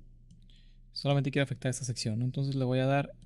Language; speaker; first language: Spanish; native; Spanish